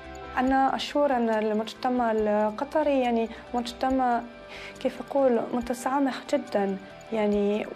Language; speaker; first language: Arabic; non-native, fluent; German